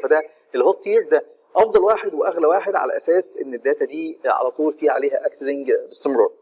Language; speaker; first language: Arabic; native; Arabic